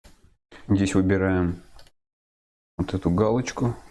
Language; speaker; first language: Russian; native; Russian